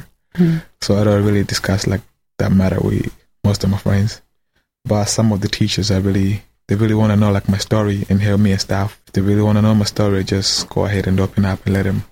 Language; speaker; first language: English; non-native, local second language; Kinyarwanda